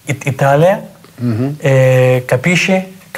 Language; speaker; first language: Italian; non-native, learner; Russian